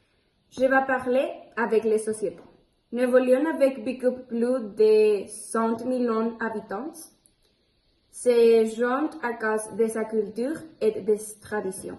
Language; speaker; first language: French; non-native, learner; Spanish